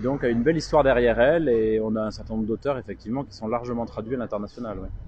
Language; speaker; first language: French; native; French